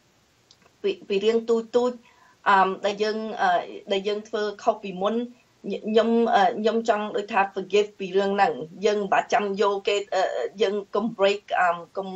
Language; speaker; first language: Khmer; early bilingual, heritage; Khmer